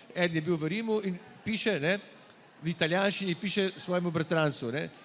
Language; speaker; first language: Slovenian; native; Slovenian